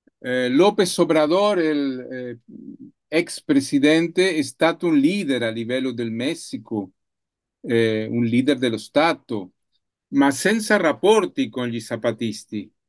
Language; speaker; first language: Italian; non-native, learner; Spanish